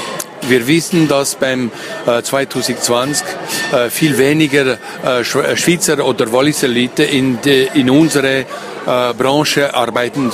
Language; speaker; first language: German; non-native, local second language; French